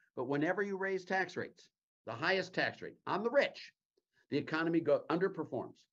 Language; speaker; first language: English; native; English